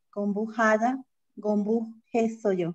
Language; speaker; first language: Korean; non-native, learner; Spanish